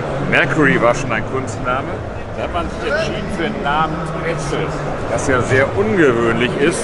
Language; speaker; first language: German; native; German